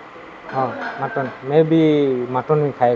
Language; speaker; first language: Hindi; non-native, learner; Bangla